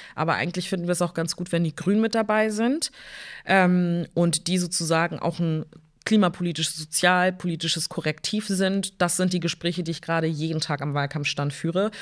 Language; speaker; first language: German; early bilingual, other home language; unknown